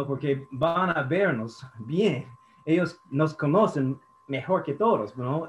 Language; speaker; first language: Spanish; non-native, fluent; English